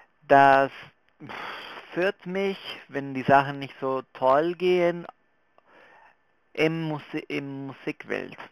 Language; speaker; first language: German; non-native, fluent; Spanish